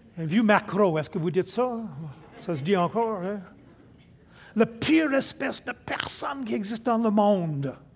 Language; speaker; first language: French; non-native, local second language; English